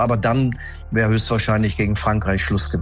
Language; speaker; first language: German; native; German